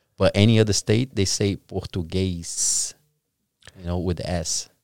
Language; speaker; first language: English; non-native, fluent; Portuguese